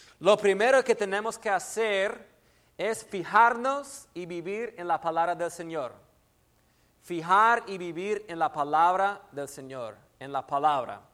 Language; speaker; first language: Spanish; non-native, fluent; English